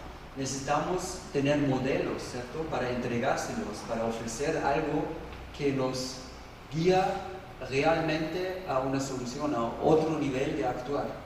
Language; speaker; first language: Spanish; non-native, fluent; German